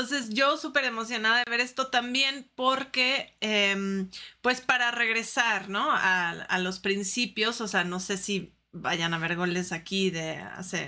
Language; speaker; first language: Spanish; early bilingual, heritage; Spanish